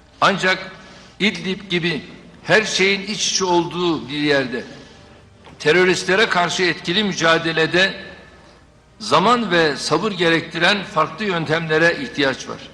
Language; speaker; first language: Turkish; native; Turkish